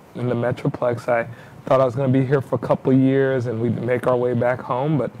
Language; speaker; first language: English; native; English